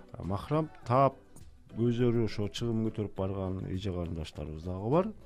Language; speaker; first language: Kyrgyz; native; Kyrgyz